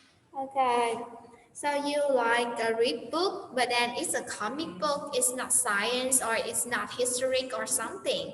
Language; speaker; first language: English; non-native, fluent; Vietnamese